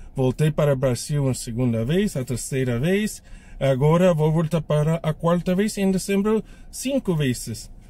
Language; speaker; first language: Portuguese; non-native, learner; English